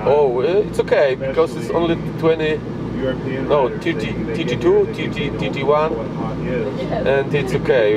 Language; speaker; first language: English; non-native, learner; Polish